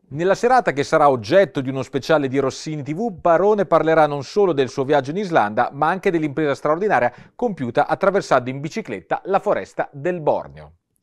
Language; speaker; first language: Italian; native; Italian